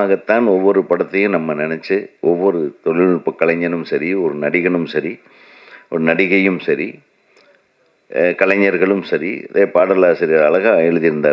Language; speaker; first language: Tamil; native; Tamil